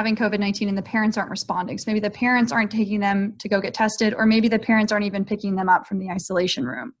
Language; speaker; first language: English; native; English